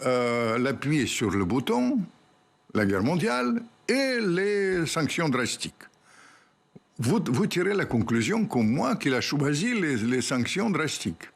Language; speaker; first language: French; non-native, fluent; Russian